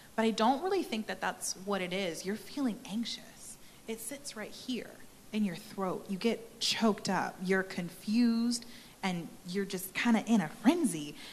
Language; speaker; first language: English; native; English